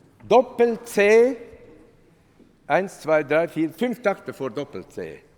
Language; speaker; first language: German; non-native, fluent; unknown